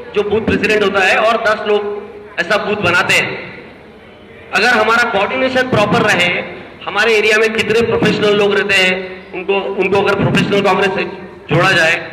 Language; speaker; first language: Hindi; non-native, local second language; Marathi